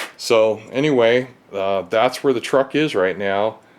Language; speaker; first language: English; native; English